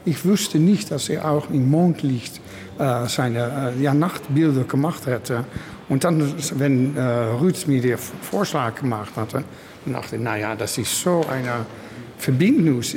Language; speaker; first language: German; non-native, learner; Dutch